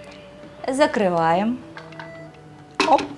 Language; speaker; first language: Russian; native; Russian